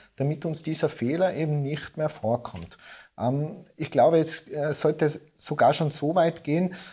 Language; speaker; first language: German; native; German